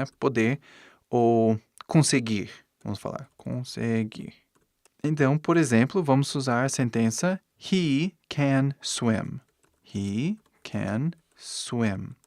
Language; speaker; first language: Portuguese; non-native, fluent; English